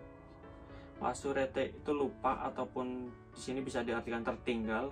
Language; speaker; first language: Indonesian; native; Indonesian